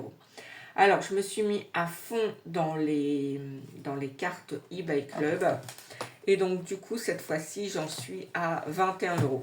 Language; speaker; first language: French; native; French